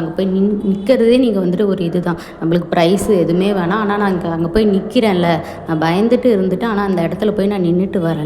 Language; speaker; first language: Tamil; native; Tamil